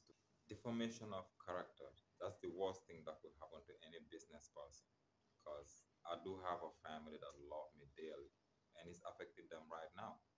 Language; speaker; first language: English; non-native, local second language; Wolof